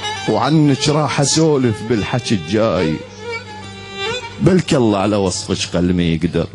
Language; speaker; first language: Arabic; native; Arabic